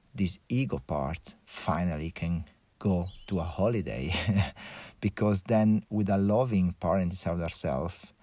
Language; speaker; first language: English; early bilingual, other home language; Italian